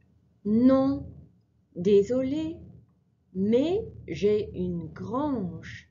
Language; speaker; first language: French; non-native, fluent; English